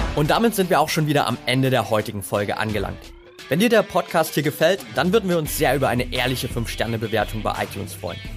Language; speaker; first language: German; native; German